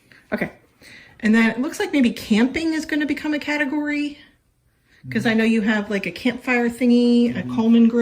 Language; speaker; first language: English; native; English